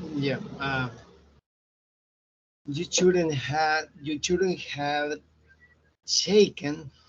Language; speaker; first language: English; non-native, learner; Spanish